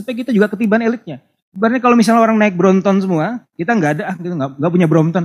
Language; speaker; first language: Indonesian; native; Indonesian